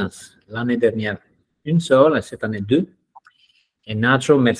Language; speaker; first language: French; non-native, fluent; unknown